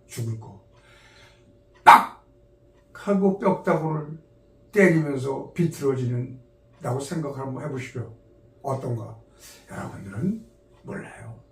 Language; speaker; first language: Korean; native; Korean